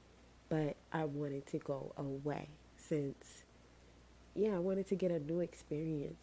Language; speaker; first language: English; native; English